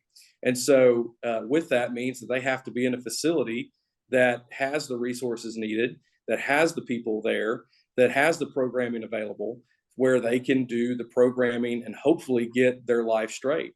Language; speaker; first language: English; native; English